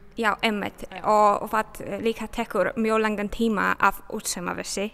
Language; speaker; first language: Icelandic; non-native, learner; Polish